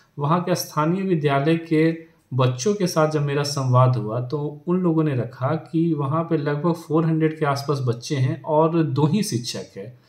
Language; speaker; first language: Hindi; native; Hindi